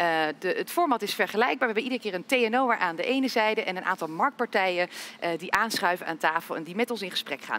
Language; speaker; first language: Dutch; native; Dutch